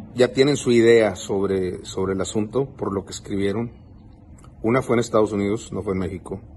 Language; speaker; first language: Spanish; early bilingual, heritage; Spanish